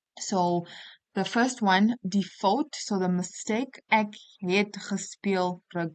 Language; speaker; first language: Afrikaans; non-native, local second language; English